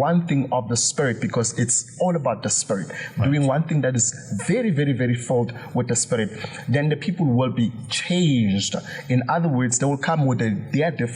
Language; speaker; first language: English; non-native, local second language; Zulu